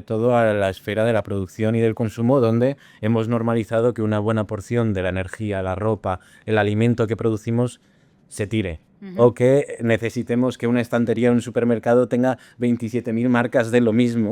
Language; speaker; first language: Spanish; native; Spanish